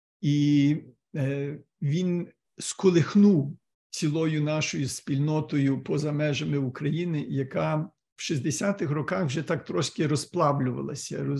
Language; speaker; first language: Ukrainian; early bilingual, heritage; Ukrainian